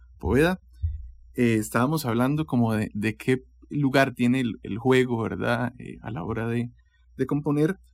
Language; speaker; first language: Spanish; native; Spanish